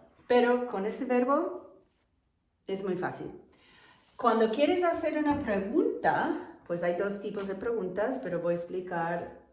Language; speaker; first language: Spanish; non-native, fluent; English